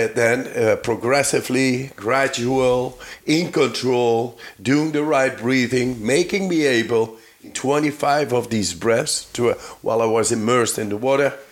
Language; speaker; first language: English; non-native, fluent; Dutch